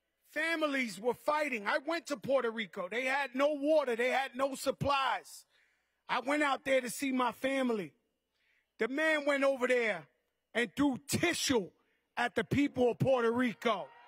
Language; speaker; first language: English; native; English